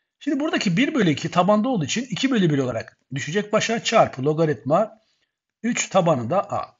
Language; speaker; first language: Turkish; native; Turkish